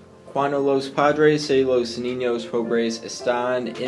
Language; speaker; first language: Spanish; non-native, learner; English